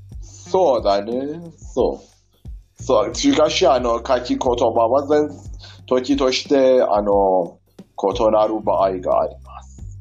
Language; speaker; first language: Japanese; non-native, learner; Persian